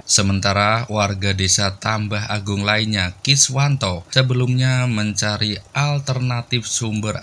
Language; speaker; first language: Indonesian; native; Indonesian